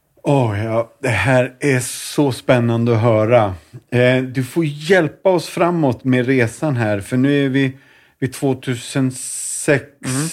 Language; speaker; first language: Swedish; native; Swedish